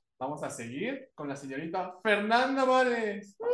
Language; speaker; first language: Spanish; native; Spanish